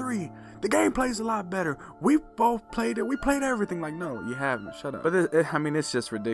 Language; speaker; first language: English; native; English